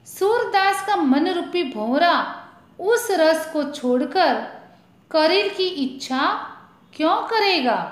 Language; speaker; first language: Hindi; non-native, local second language; Gujarati